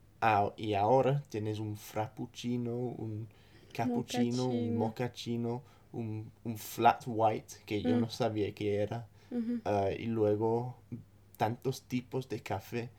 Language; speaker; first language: Spanish; non-native, fluent; English